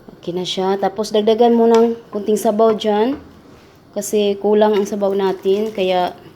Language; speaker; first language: Filipino; non-native, local second language; Cebuano